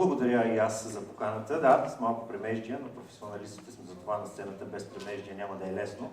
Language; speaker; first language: Bulgarian; native; Bulgarian